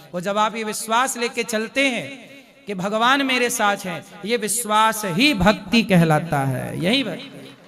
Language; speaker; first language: Hindi; native; Hindi